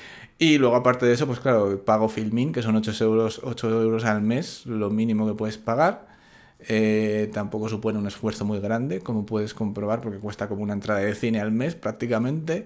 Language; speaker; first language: Spanish; native; Spanish